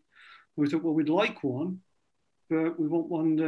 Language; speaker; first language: English; native; English